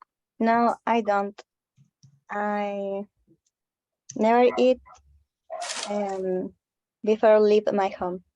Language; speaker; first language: English; non-native, learner; Spanish